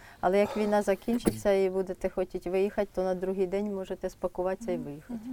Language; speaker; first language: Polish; non-native, fluent; Ukrainian